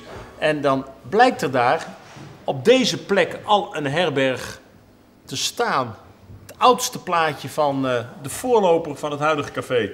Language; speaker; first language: Dutch; native; Dutch